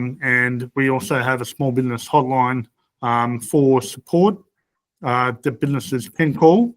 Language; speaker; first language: English; native; English